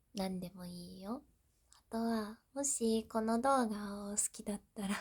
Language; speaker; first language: Japanese; non-native, learner; English